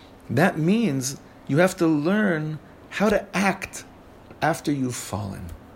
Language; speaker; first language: English; native; English